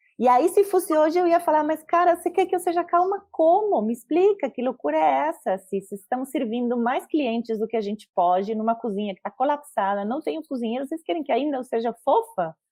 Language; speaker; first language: Portuguese; non-native, fluent; Spanish